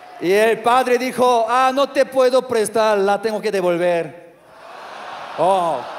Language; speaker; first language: Spanish; non-native, learner; Korean